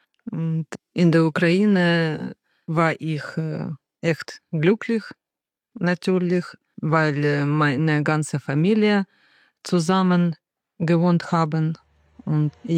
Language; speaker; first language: German; non-native, learner; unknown